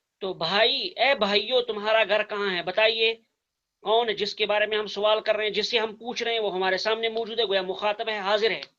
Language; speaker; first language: Urdu; non-native, local second language; Kashmiri